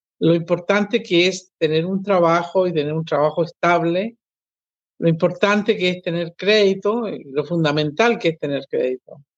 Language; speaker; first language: Spanish; native; Spanish